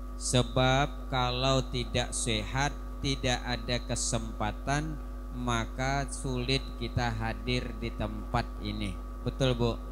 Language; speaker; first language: Indonesian; non-native, local second language; Banjar